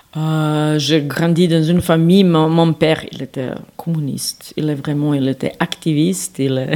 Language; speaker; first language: French; non-native, learner; Serbian